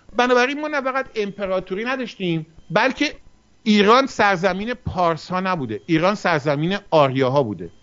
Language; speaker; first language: Persian; early bilingual, heritage; Persian